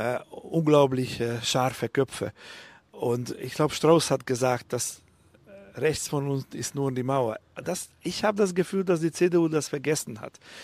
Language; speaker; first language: German; non-native, fluent; Hungarian